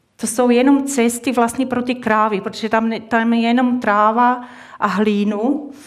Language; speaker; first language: Czech; non-native, fluent; Swiss German